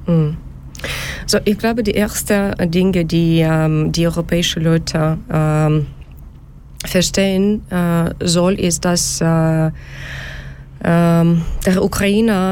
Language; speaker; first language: German; non-native, learner; Ukrainian